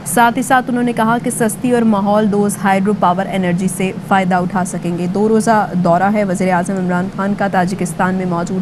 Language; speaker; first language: Urdu; native; Urdu